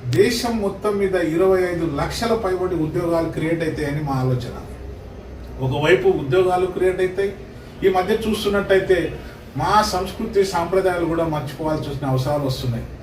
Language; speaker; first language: Telugu; non-native, local second language; Lambadi